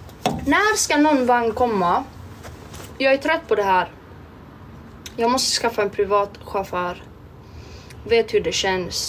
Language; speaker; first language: Swedish; early bilingual, other home language; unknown